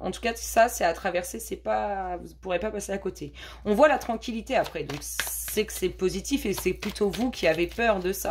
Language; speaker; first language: French; native; French